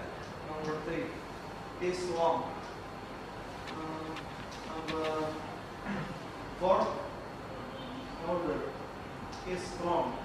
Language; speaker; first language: English; non-native, learner; Indonesian